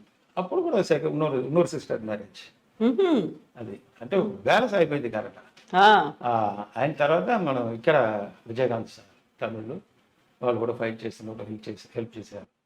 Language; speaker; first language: Telugu; non-native, local second language; Tamil